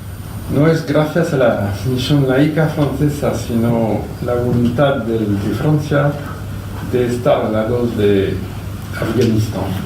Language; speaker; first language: Spanish; non-native, fluent; French